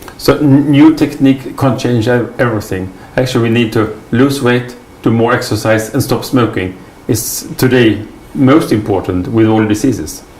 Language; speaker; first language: English; non-native, fluent; Swedish